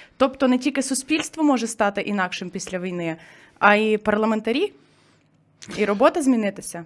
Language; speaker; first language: Ukrainian; native; Ukrainian